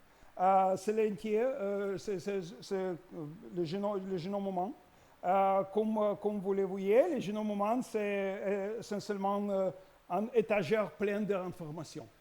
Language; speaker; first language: French; non-native, learner; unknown